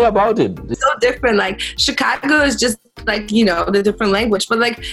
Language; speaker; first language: English; non-native, fluent; Polish